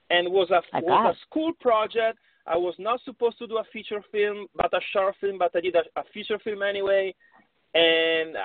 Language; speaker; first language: English; non-native, fluent; Italian